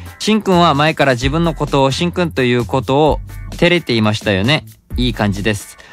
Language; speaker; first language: Japanese; non-native, fluent; Korean